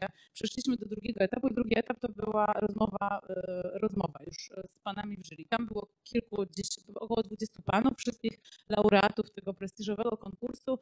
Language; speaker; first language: Polish; native; Polish